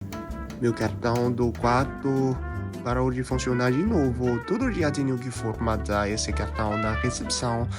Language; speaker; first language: Portuguese; non-native, learner; Chinese